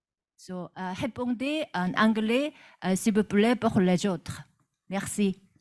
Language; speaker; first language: French; non-native, learner; Korean